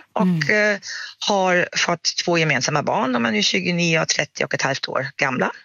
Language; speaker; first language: Swedish; non-native, fluent; German